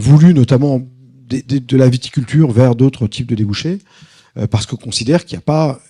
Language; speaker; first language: French; native; French